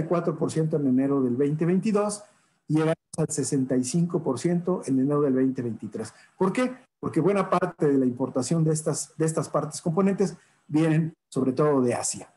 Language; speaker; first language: Spanish; native; Spanish